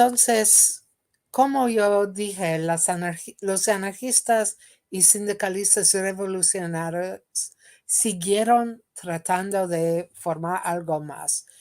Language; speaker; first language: Spanish; non-native, fluent; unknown